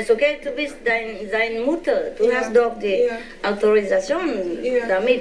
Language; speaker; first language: German; non-native, learner; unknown